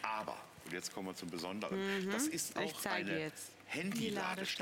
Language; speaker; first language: German; native; German